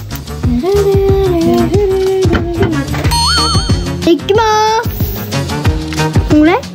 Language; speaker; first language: Japanese; native; Japanese